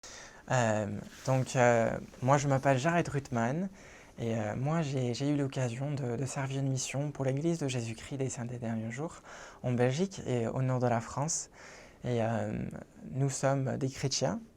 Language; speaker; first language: French; non-native, fluent; English